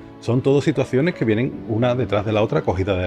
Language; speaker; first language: Spanish; native; Spanish